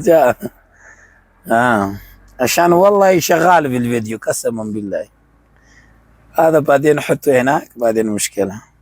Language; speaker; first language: Arabic; non-native, learner; Urdu